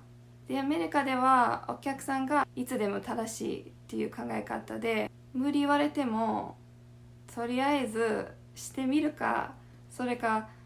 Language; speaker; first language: Japanese; non-native, fluent; English